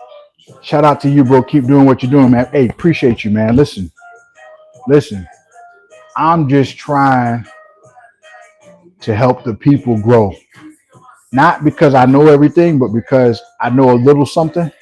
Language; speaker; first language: English; native; English